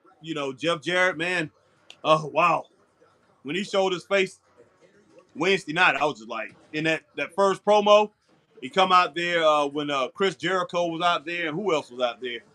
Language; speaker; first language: English; native; English